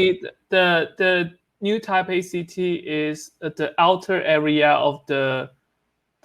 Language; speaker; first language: English; non-native, learner; Chinese